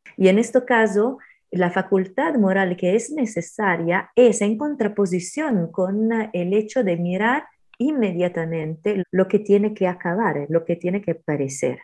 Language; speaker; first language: Spanish; non-native, fluent; Italian